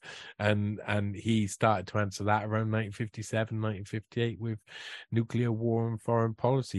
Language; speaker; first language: English; native; English